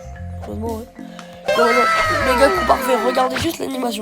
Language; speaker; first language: French; native; French